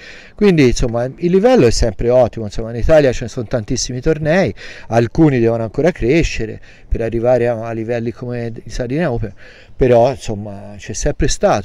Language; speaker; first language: Italian; native; Italian